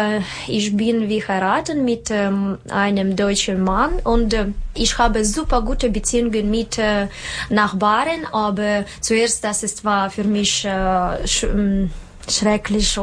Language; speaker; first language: German; non-native, learner; Russian